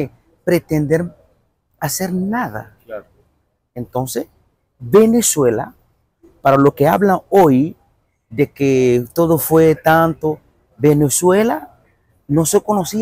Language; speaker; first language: Spanish; non-native, fluent; Bambara